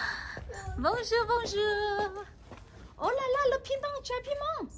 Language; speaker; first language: French; non-native, learner; Vietnamese